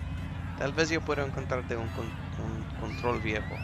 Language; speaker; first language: Spanish; non-native, learner; English